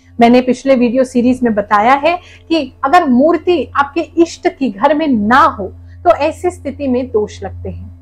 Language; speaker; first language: Hindi; native; Hindi